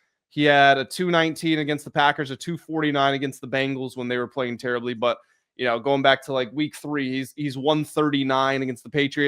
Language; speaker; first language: English; native; English